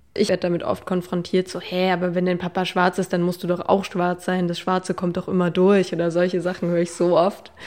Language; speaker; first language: German; native; German